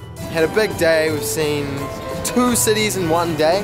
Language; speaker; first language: English; native; English